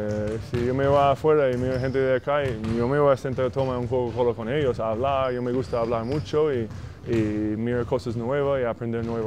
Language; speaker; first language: Spanish; non-native, fluent; English